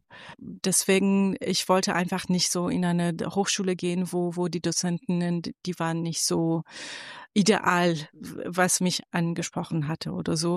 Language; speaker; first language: German; non-native, fluent; Persian